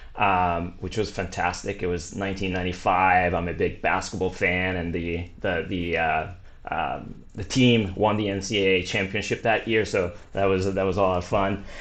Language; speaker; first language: English; non-native, fluent; Italian